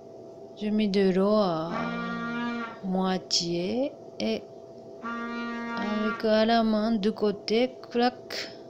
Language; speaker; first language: French; non-native, learner; Japanese